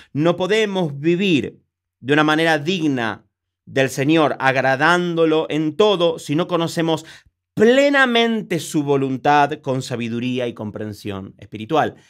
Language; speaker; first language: Spanish; native; Spanish